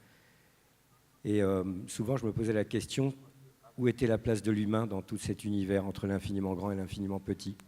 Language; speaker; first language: French; native; French